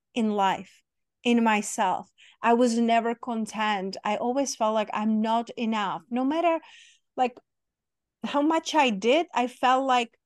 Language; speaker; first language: English; non-native, fluent; Czech